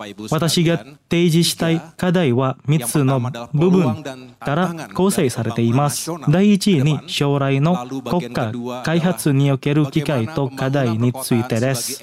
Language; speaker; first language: Japanese; non-native, fluent; Indonesian